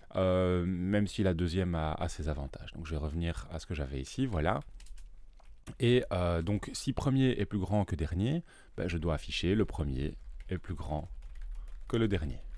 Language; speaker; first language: French; native; French